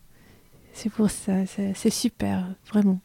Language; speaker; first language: French; non-native, learner; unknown